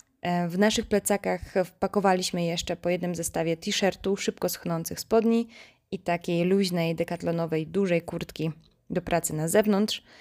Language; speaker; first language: Polish; native; Polish